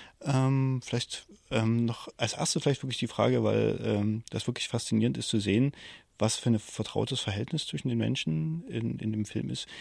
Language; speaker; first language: German; native; German